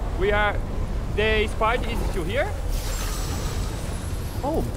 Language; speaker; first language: English; non-native, learner; Portuguese